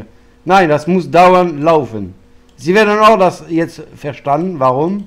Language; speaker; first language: German; non-native, fluent; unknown